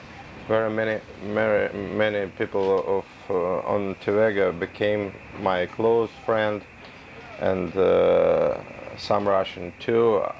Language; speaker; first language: English; non-native, learner; Russian